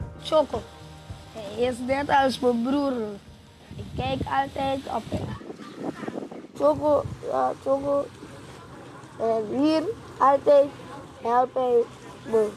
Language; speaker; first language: Dutch; non-native, local second language; Papiamento